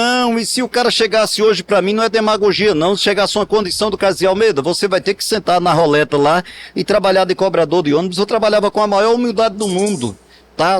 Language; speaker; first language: Portuguese; native; Portuguese